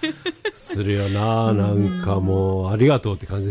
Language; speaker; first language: Japanese; native; Japanese